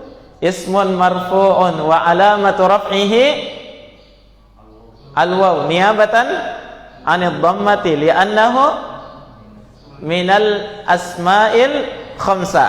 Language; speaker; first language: Arabic; non-native, fluent; Indonesian